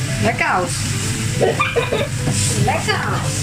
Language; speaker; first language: German; non-native, learner; Indonesian